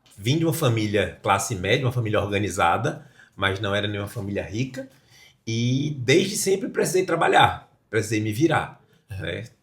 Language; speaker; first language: Portuguese; native; Portuguese